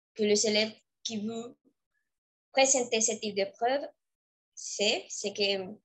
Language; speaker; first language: French; non-native, fluent; Spanish